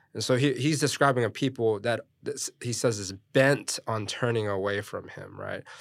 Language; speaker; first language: English; early bilingual, other home language; Korean